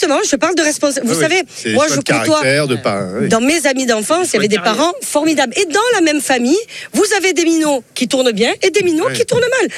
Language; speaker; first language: French; native; French